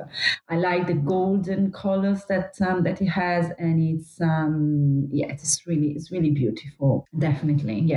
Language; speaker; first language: English; non-native, fluent; Italian